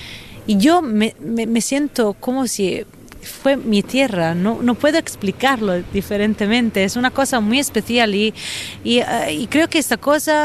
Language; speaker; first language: Spanish; non-native, fluent; Italian